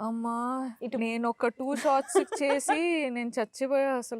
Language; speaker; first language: Telugu; non-native, local second language; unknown